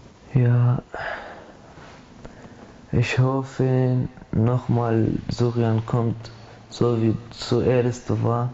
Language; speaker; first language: German; non-native, learner; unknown